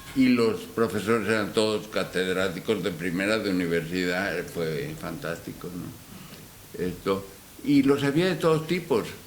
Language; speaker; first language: Spanish; native; Spanish